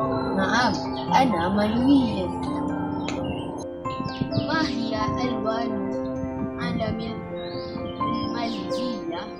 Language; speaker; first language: Arabic; non-native, learner; Malay